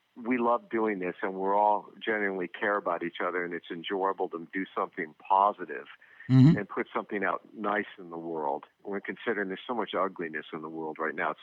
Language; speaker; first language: English; native; English